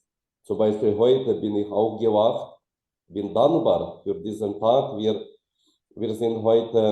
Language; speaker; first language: German; non-native, fluent; Ukrainian